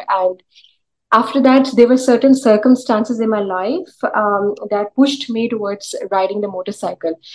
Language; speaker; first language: English; early bilingual, other home language; Urdu